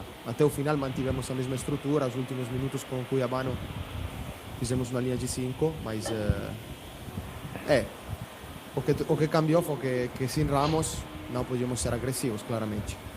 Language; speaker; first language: Portuguese; non-native, fluent; Italian